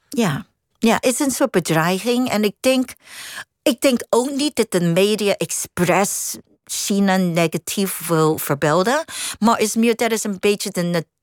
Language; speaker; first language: Dutch; non-native, fluent; Cantonese